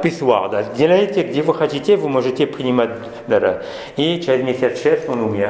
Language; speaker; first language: Russian; non-native, learner; French